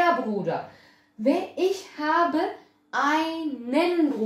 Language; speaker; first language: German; early bilingual, other home language; Turkish